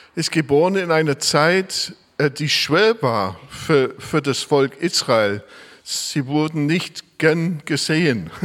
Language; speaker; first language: German; non-native, fluent; English